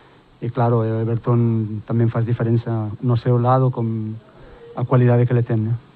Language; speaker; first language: Portuguese; non-native, fluent; Spanish